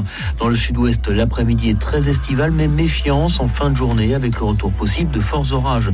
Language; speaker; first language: French; native; French